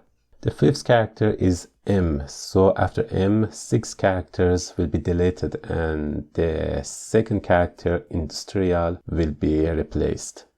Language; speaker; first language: English; non-native, fluent; Persian